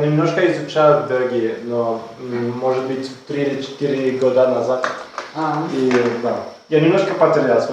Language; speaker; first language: Russian; non-native, learner; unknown